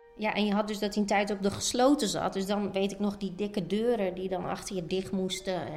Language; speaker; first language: Dutch; native; Dutch